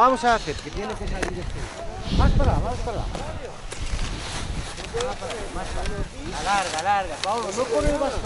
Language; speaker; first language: Spanish; native; Spanish